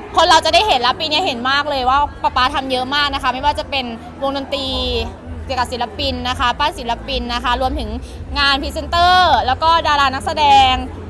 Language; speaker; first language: Thai; native; Thai